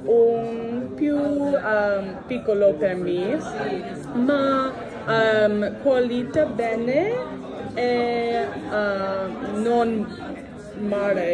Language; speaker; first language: Italian; non-native, learner; English